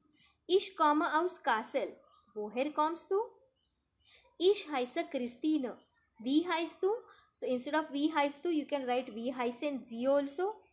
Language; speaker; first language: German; non-native, fluent; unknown